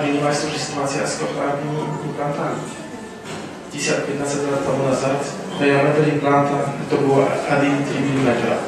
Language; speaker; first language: Russian; non-native, fluent; Polish